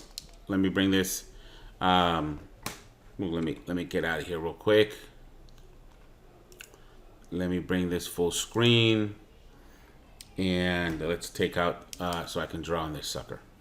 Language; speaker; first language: English; native; English